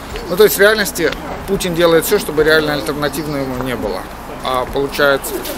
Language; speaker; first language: Russian; native; Russian